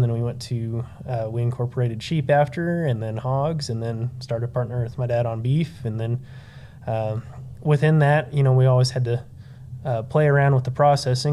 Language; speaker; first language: English; native; English